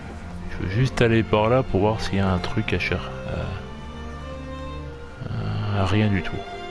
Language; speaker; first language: French; native; French